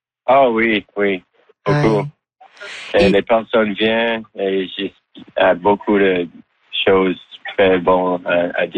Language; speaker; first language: French; non-native, local second language; English